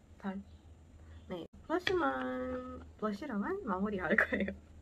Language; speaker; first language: Korean; non-native, learner; Portuguese